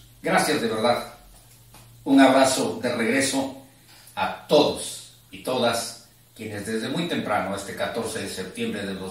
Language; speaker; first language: Spanish; native; Spanish